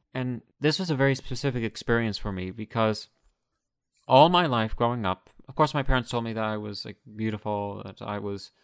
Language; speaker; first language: English; native; English